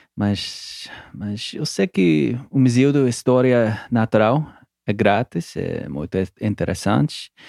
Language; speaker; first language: Portuguese; non-native, learner; English